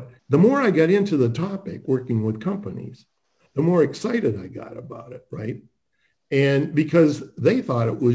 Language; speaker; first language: English; native; English